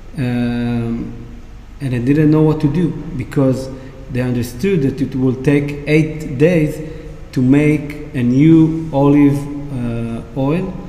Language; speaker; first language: English; non-native, fluent; Hebrew